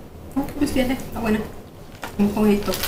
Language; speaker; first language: Spanish; native; Spanish